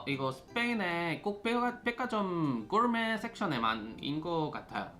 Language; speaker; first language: Korean; non-native, fluent; Spanish